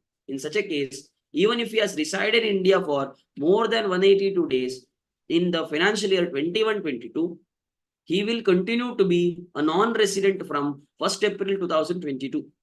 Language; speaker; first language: English; non-native, local second language; Kannada